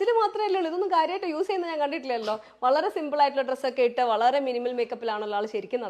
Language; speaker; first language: Malayalam; native; Malayalam